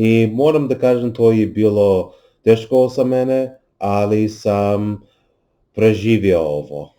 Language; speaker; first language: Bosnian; non-native, learner; English